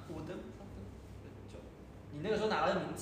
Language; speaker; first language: Chinese; native; Chinese